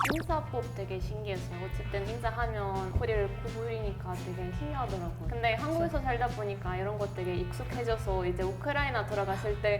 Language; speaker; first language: Korean; non-native, fluent; Ukrainian